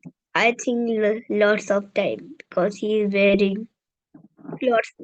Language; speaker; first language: English; non-native, learner; Hindi